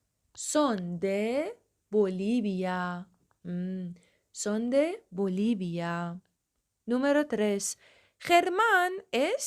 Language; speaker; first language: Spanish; non-native, fluent; Persian